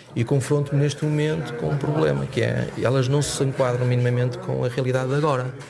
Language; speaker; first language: Portuguese; native; Portuguese